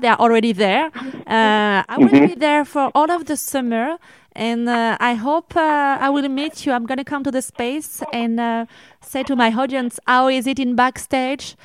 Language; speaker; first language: English; non-native, learner; French